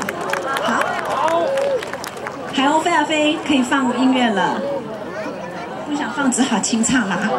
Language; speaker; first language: Chinese; native; Chinese